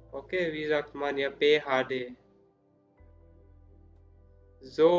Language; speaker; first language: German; non-native, learner; Spanish